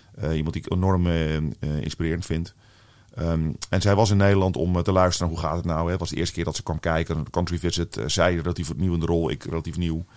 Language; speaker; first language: Dutch; native; Dutch